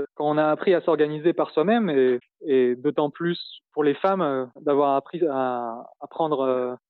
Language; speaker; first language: French; native; French